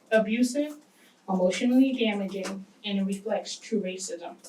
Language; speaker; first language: English; native; English